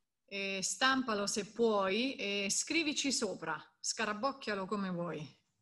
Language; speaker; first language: Italian; native; Italian